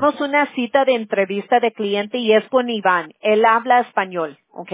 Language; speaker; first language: Spanish; early bilingual, heritage; Spanish